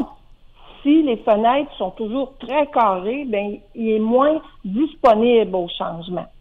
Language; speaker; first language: French; native; French